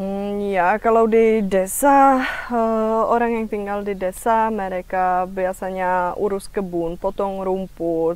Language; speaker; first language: Indonesian; non-native, fluent; Czech